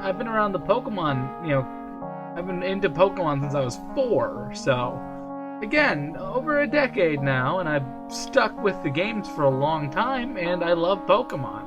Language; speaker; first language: English; native; English